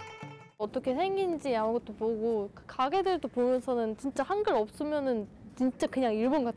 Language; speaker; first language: Korean; non-native, fluent; German